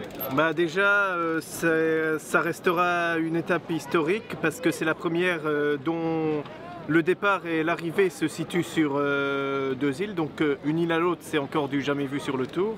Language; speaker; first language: French; native; French